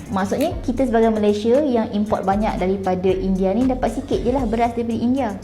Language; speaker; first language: Malay; native; Malay